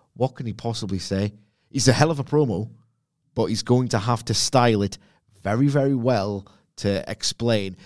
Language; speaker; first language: English; native; English